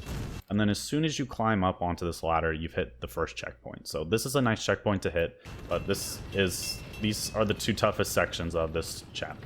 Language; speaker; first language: English; native; English